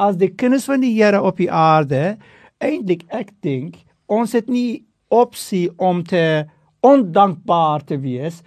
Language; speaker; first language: Afrikaans; non-native, fluent; Turkish